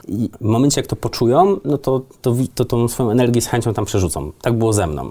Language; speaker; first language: Polish; native; Polish